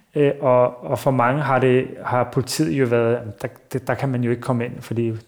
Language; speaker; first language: Danish; early bilingual, other home language; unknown